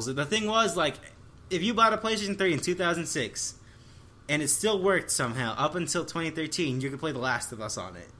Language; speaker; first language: English; native; English